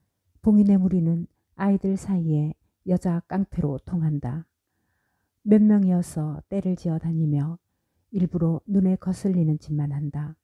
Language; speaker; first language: Korean; native; Korean